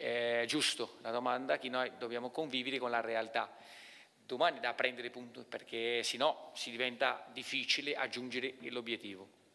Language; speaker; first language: Italian; non-native, fluent; Portuguese